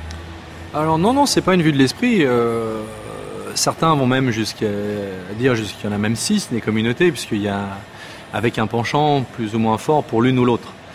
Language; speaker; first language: French; native; French